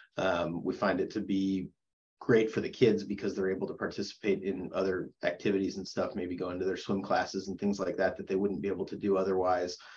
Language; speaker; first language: English; native; English